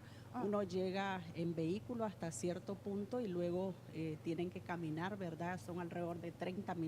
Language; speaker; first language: Spanish; native; Spanish